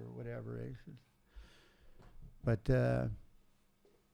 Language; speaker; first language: English; native; English